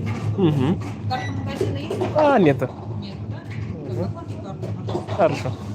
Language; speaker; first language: Russian; non-native, learner; Shona